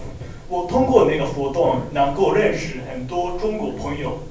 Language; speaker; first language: Chinese; non-native, learner; Japanese